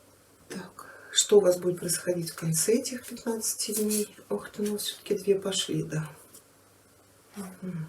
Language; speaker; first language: Russian; native; Russian